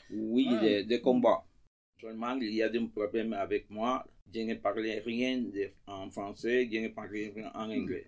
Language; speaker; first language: French; non-native, fluent; Spanish